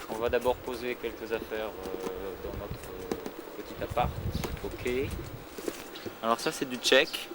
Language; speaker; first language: French; native; French